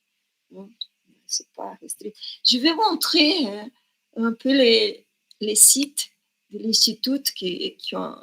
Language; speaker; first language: French; non-native, fluent; Portuguese